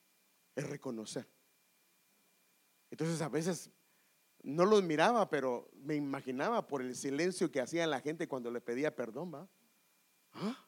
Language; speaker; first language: Spanish; native; Spanish